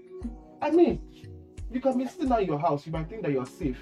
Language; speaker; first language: English; non-native, local second language; Yoruba